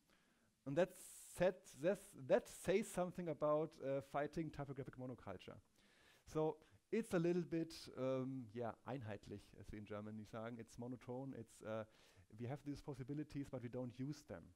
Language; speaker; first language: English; non-native, fluent; German